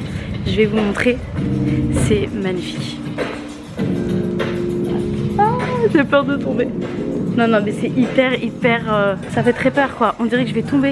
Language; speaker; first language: French; native; French